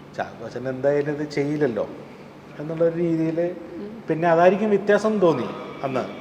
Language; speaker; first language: Malayalam; native; Malayalam